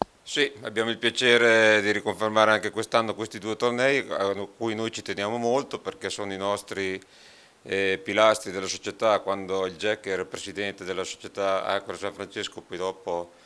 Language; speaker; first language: Italian; native; Italian